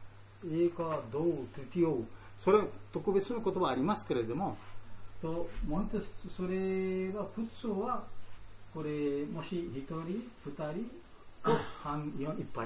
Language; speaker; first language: Japanese; non-native, learner; Bangla